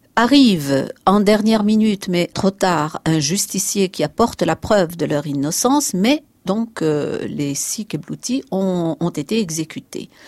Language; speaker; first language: French; non-native, local second language; Arabic